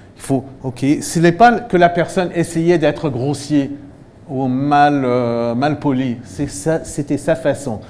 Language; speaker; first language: French; non-native, fluent; English